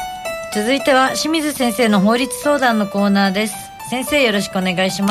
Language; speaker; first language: Japanese; native; Japanese